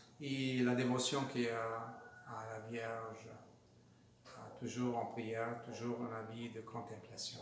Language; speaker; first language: French; non-native, learner; Spanish